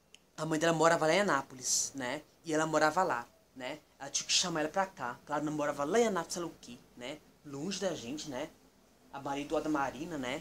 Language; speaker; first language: Portuguese; native; Portuguese